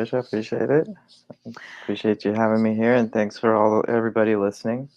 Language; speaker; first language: English; native; English